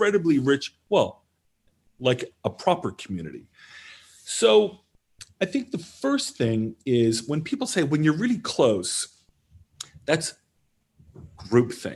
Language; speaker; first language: English; native; English